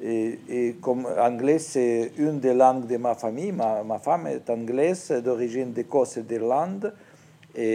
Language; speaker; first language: French; non-native, fluent; Russian